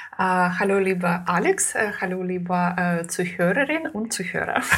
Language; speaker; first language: German; non-native, learner; Ukrainian